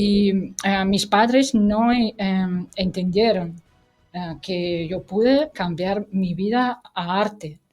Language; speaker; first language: Spanish; non-native, fluent; Russian